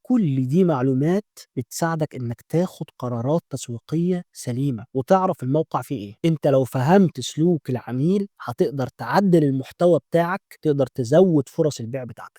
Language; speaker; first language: Arabic; native; Arabic